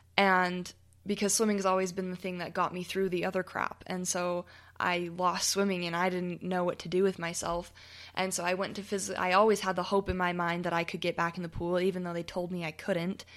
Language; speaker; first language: English; native; English